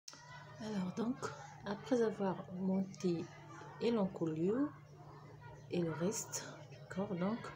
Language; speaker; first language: French; native; French